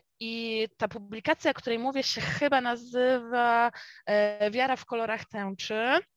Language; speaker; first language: Polish; native; Polish